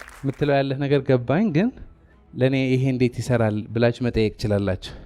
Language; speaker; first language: Amharic; non-native, local second language; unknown